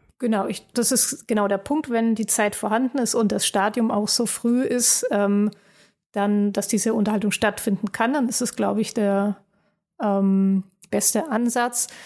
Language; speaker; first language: German; native; German